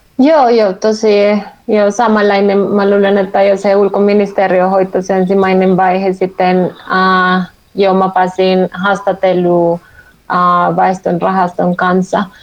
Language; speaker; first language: Finnish; non-native, fluent; Spanish